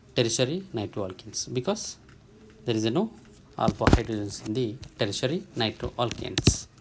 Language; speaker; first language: English; non-native, local second language; Telugu